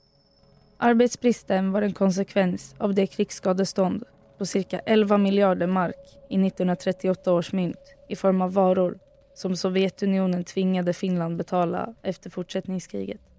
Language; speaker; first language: Swedish; early bilingual, heritage; Finnish